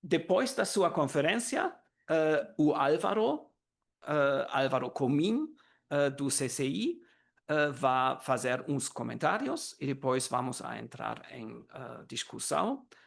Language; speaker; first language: Portuguese; non-native, learner; German